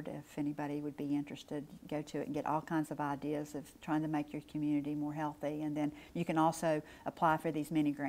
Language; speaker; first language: English; native; English